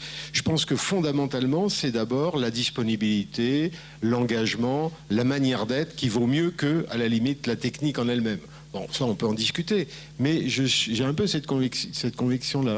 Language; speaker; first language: French; native; French